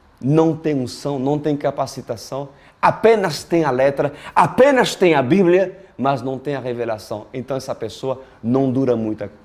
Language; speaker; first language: Portuguese; non-native, fluent; French